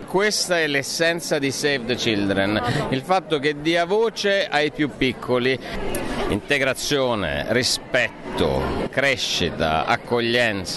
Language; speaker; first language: Italian; native; Italian